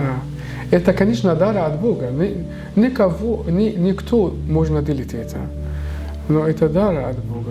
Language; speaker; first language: Russian; non-native, learner; Arabic